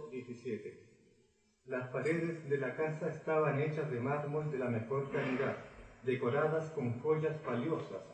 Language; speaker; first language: Spanish; native; Spanish